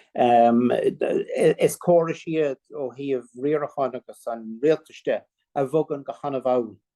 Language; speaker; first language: Irish; non-native, local second language; English